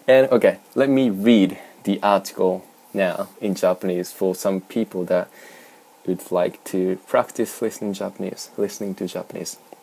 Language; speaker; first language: English; non-native, fluent; Japanese